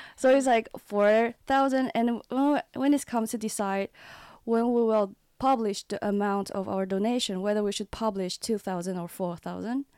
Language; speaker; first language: English; non-native, learner; Chinese